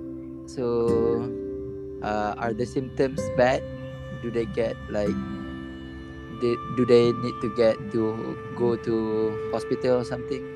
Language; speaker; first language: English; non-native, local second language; Malay